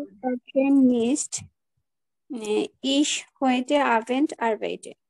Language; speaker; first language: German; non-native, learner; Bangla